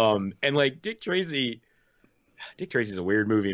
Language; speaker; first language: English; native; English